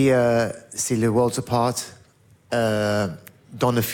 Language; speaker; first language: French; non-native, learner; English